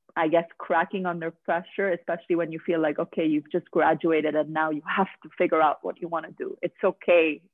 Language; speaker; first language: English; non-native, fluent; Arabic